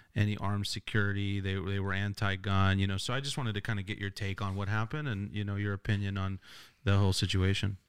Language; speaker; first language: English; native; English